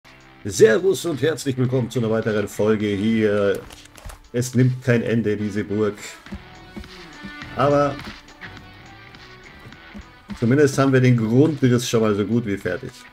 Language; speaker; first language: German; native; German